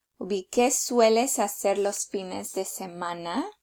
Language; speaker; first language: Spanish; early bilingual, heritage; Spanish